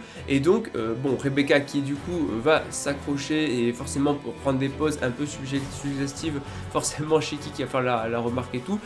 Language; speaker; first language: French; native; French